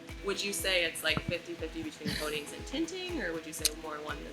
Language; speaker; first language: English; native; English